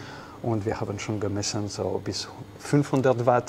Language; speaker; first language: German; non-native, fluent; French